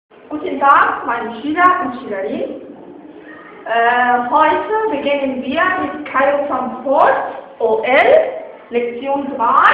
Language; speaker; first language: German; non-native, fluent; Arabic